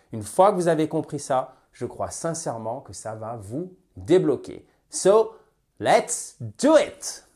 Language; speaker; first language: French; native; French